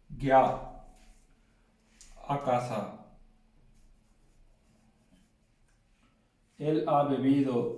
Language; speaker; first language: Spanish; non-native, fluent; Urdu